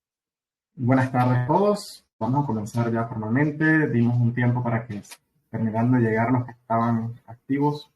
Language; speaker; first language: Spanish; native; Spanish